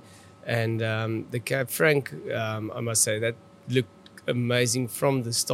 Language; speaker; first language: English; non-native, local second language; Afrikaans